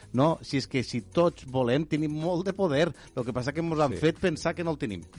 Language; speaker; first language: Catalan; native; Catalan